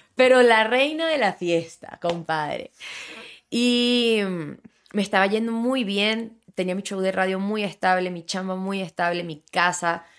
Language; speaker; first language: Spanish; native; Spanish